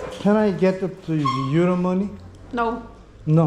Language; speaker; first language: English; non-native, learner; Korean